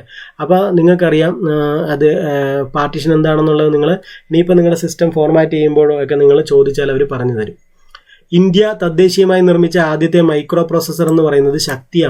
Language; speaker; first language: Malayalam; native; Malayalam